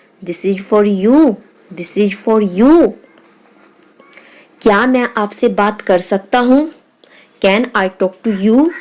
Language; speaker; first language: English; non-native, local second language; Hindi